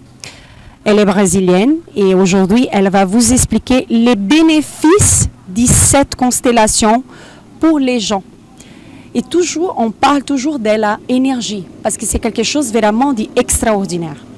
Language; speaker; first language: French; non-native, fluent; Portuguese